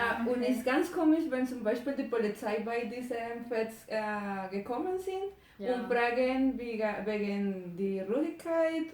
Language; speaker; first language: German; non-native, learner; Spanish